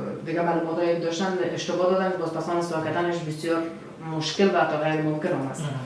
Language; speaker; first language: Persian; native; Persian